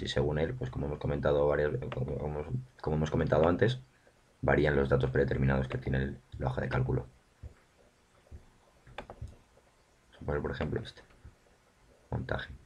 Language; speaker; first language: Spanish; native; Spanish